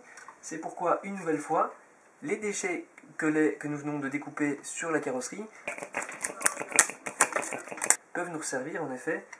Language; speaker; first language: French; native; French